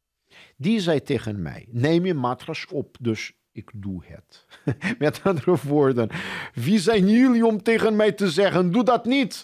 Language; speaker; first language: Dutch; non-native, fluent; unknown